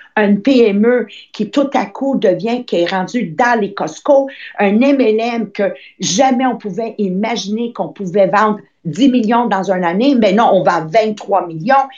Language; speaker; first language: French; native; French